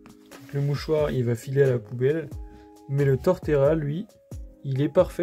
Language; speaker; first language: French; native; French